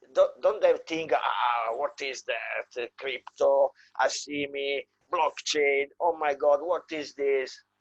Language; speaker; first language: English; non-native, fluent; Italian